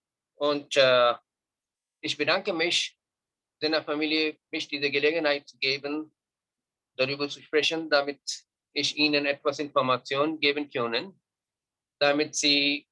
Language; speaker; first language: German; non-native, learner; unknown